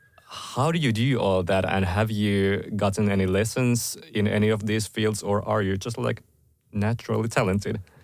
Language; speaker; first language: English; non-native, fluent; Finnish